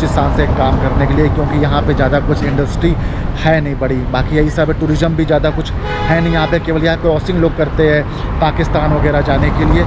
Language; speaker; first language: Hindi; native; Hindi